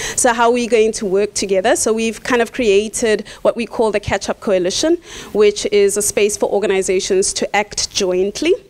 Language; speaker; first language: English; non-native, local second language; Tswana